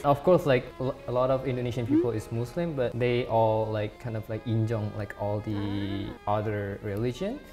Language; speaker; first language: English; non-native, fluent; Indonesian